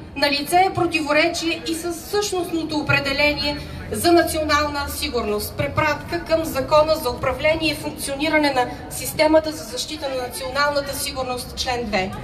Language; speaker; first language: Bulgarian; native; Bulgarian